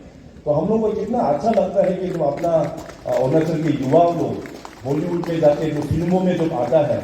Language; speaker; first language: Hindi; non-native, local second language; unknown